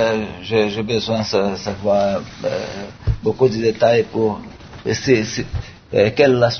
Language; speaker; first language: French; non-native, learner; Portuguese